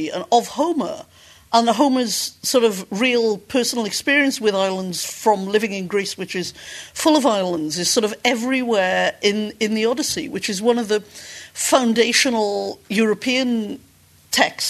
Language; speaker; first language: English; native; English